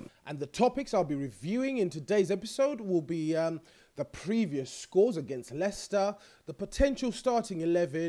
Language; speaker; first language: English; native; English